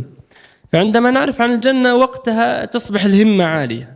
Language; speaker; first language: Arabic; native; Arabic